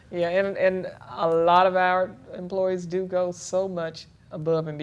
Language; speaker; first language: English; native; English